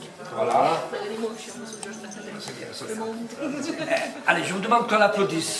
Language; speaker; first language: French; native; French